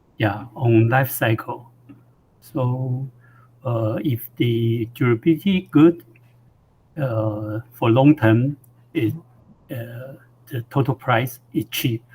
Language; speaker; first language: English; non-native, learner; Chinese